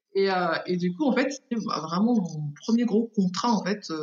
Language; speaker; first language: French; native; French